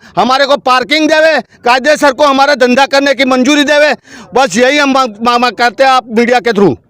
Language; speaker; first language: Hindi; non-native, local second language; Gujarati